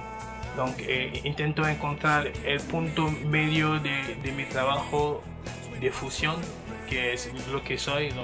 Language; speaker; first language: Spanish; non-native, fluent; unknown